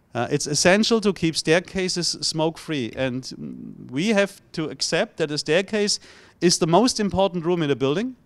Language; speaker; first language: English; non-native, fluent; German